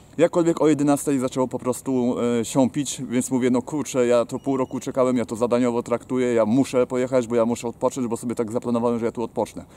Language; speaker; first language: Polish; native; Polish